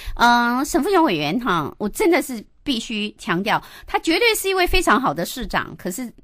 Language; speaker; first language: Chinese; native; Chinese